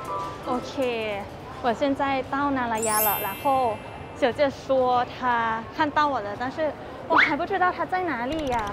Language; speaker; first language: Chinese; non-native, fluent; Thai